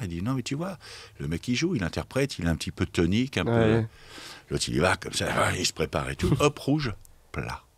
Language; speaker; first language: French; native; French